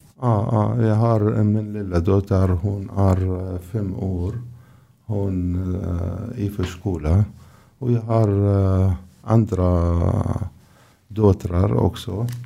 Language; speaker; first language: Swedish; non-native, learner; Arabic